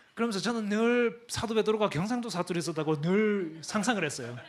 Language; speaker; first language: Korean; early bilingual, other home language; English